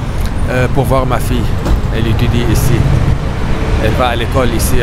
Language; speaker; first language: French; non-native, fluent; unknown